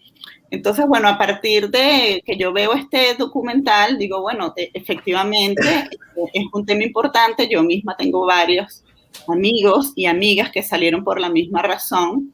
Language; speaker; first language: Spanish; native; Spanish